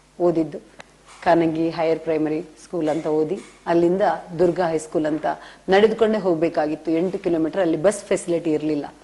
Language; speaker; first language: Kannada; non-native, local second language; Tulu